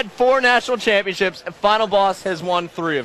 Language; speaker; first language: English; native; English